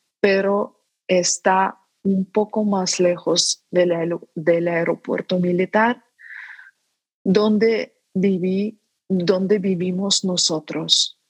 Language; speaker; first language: Spanish; non-native, fluent; Ukrainian